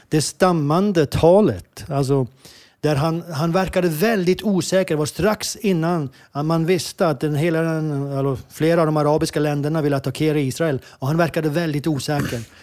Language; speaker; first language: Swedish; non-native, fluent; Hebrew